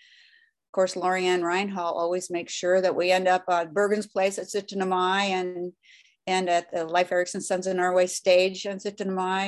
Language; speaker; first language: English; early bilingual, other home language; Norwegian